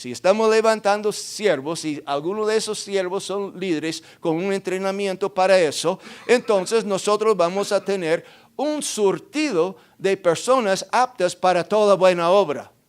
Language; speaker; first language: Spanish; non-native, fluent; English